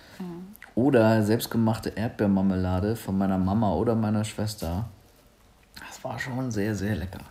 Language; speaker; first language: German; native; German